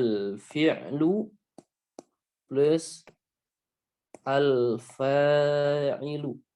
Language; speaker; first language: Arabic; non-native, fluent; Indonesian